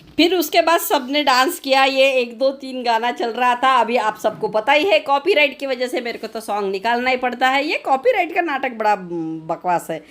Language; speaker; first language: Hindi; non-native, local second language; Marathi